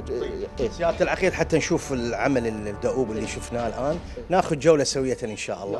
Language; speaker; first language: Arabic; native; Arabic